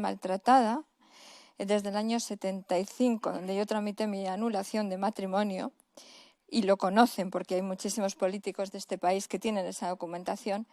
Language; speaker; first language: Spanish; native; Spanish